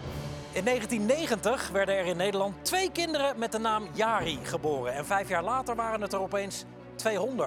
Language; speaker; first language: Dutch; native; Dutch